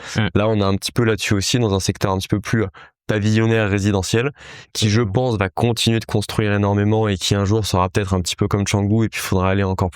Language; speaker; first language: French; native; French